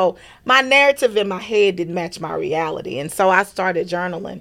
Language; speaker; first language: English; native; English